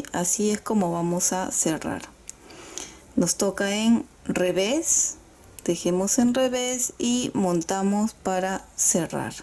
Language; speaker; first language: Spanish; native; Spanish